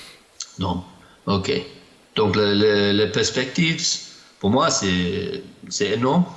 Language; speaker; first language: French; non-native, learner; English